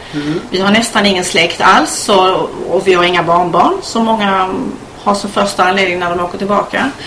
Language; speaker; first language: Swedish; native; Swedish